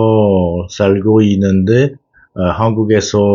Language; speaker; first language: Korean; non-native, learner; French